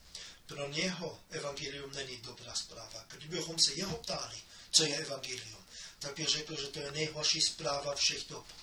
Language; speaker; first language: Czech; non-native, fluent; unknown